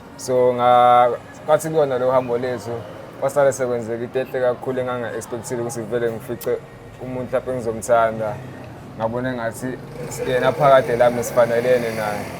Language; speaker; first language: Zulu; native; Zulu